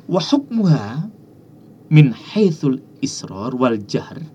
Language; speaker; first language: Arabic; non-native, fluent; Indonesian